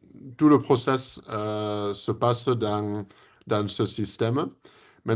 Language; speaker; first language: French; early bilingual, heritage; English